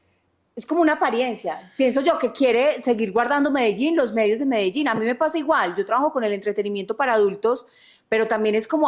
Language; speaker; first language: Spanish; native; Spanish